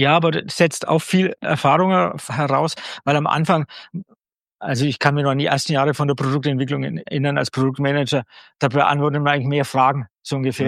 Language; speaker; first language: German; native; German